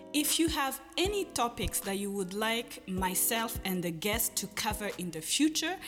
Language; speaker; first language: English; non-native, local second language; Kinyarwanda